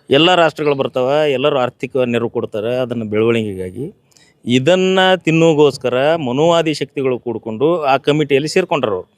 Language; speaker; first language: Kannada; native; Kannada